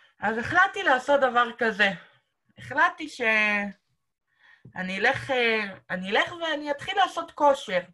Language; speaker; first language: Hebrew; native; Hebrew